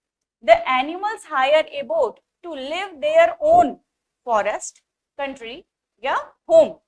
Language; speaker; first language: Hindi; native; Hindi